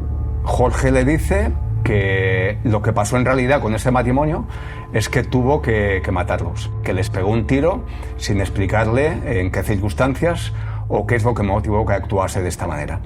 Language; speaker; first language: Spanish; native; Spanish